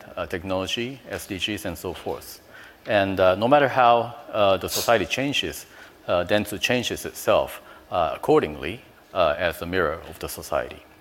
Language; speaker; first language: English; non-native, fluent; Japanese